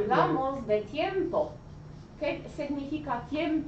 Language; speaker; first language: Spanish; non-native, learner; English